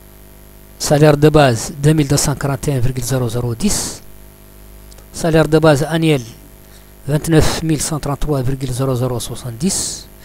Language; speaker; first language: French; non-native, local second language; Arabic